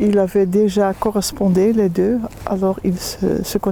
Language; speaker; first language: French; non-native, fluent; Dutch